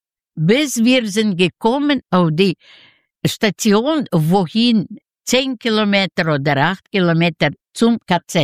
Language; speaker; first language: German; non-native, learner; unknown